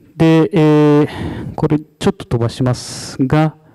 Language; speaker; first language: Japanese; non-native, fluent; Arabic